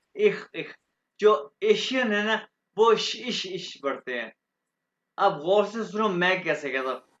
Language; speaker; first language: Urdu; non-native, local second language; Punjabi